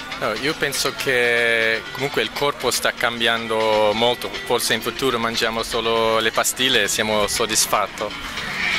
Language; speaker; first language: Italian; non-native, fluent; English